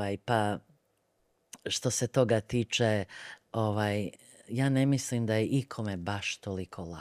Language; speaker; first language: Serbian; early bilingual, other home language; Bosnian